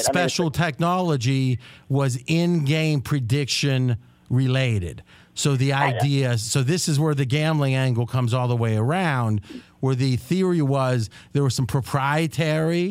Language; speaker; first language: English; native; English